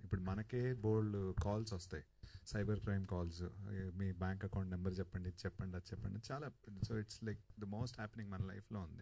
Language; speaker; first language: Telugu; native; Telugu